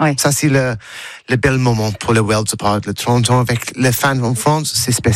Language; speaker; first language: French; non-native, learner; English